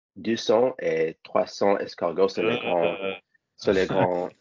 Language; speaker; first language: French; non-native, learner; English